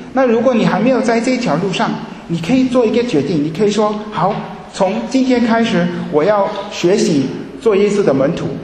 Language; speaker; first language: Chinese; early bilingual, heritage; Chinese